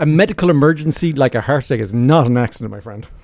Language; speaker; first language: English; native; English